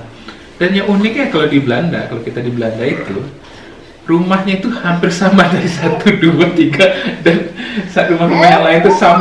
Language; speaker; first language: Indonesian; non-native, fluent; Dutch